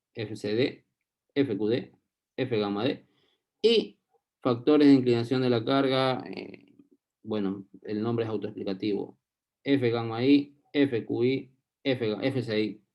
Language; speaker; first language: Spanish; native; Spanish